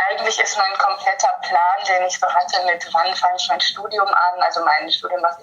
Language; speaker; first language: German; native; German